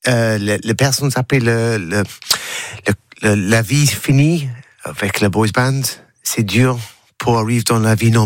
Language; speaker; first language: French; non-native, learner; English